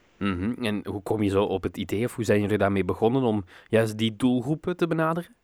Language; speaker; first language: Dutch; native; Dutch